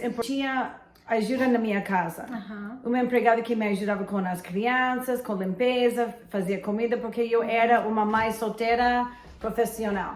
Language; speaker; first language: Portuguese; non-native, fluent; English